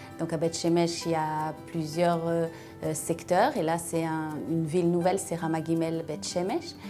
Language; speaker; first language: French; native; French